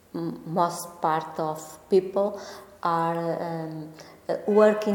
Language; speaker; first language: English; non-native, learner; Portuguese